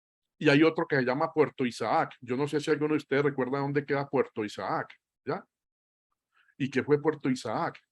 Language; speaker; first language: Spanish; native; Spanish